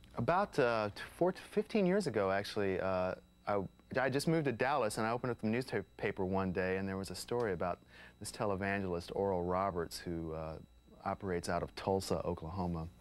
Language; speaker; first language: English; native; English